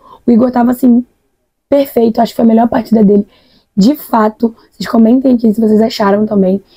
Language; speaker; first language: Portuguese; native; Portuguese